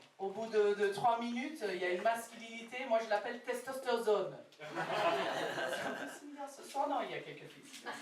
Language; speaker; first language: French; non-native, fluent; English